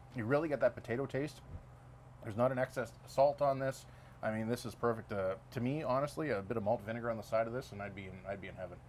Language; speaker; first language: English; native; English